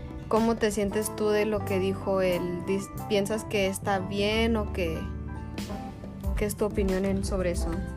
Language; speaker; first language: Spanish; early bilingual, heritage; Spanish